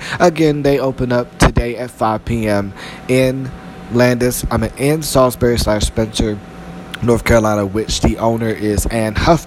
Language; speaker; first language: English; native; English